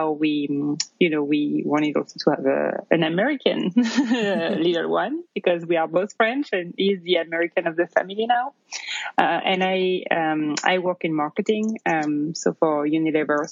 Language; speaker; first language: English; non-native, fluent; French